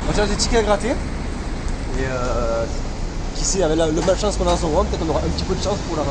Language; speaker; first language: French; native; French